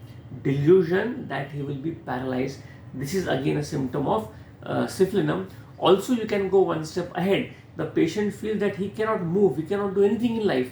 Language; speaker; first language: English; non-native, local second language; Hindi